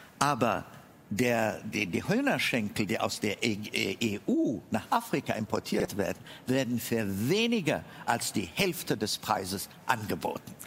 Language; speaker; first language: German; non-native, fluent; Amharic